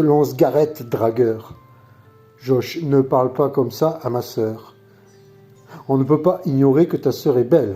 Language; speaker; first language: French; native; French